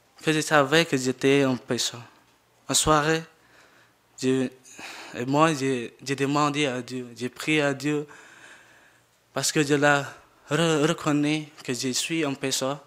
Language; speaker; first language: French; non-native, learner; Jarai